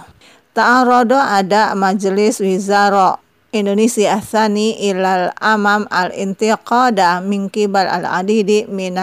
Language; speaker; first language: Arabic; non-native, fluent; Indonesian